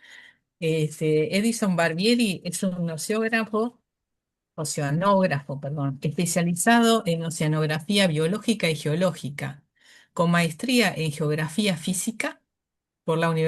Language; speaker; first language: Spanish; native; Spanish